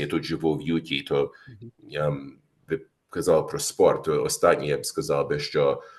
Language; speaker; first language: Ukrainian; early bilingual, heritage; Ukrainian